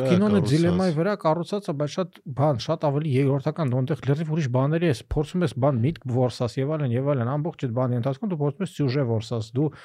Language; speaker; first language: Armenian; native; Armenian